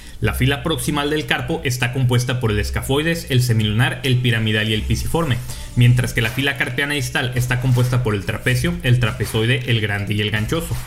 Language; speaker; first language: Spanish; native; Spanish